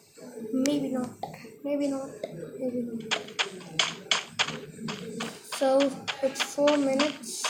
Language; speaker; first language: English; non-native, learner; Hindi